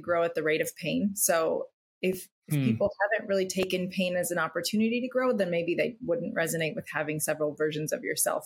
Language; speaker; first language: English; native; English